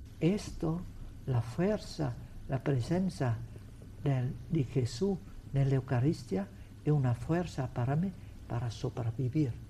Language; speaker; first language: Spanish; non-native, learner; Vietnamese